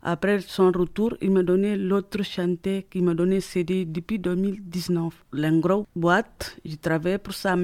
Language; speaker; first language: French; non-native, learner; Upper Guinea Crioulo